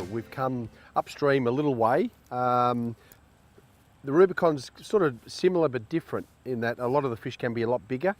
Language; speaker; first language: English; native; English